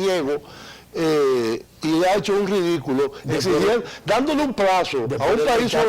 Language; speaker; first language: Spanish; native; Spanish